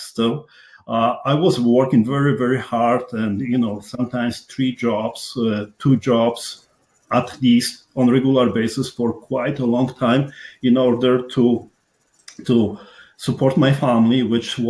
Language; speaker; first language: English; non-native, fluent; Polish